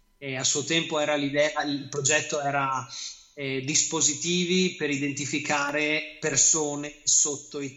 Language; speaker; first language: Italian; native; Italian